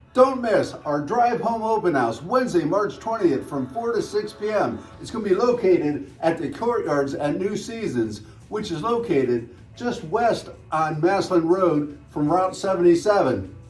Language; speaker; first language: English; native; English